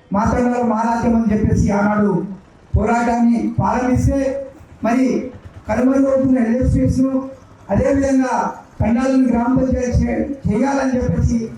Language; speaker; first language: Telugu; non-native, local second language; Lambadi